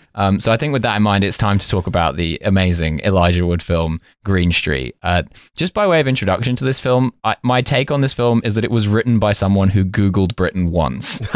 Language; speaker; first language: English; native; English